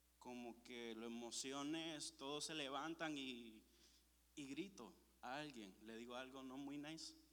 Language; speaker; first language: Spanish; early bilingual, heritage; Spanish